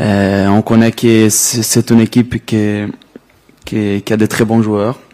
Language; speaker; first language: French; non-native, fluent; Portuguese